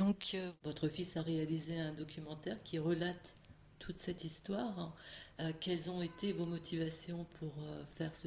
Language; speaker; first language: French; native; French